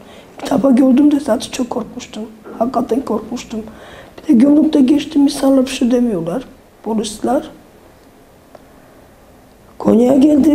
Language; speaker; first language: Turkish; non-native, fluent; Armenian